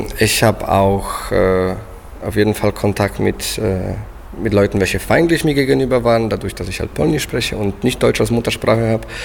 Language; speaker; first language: German; non-native, fluent; Polish